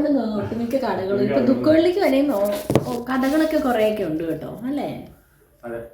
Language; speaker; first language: Malayalam; native; Malayalam